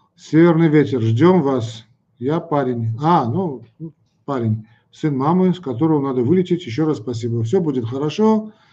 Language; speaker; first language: Russian; non-native, local second language; Armenian